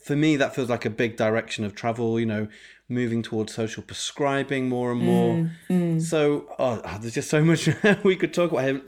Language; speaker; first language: English; native; English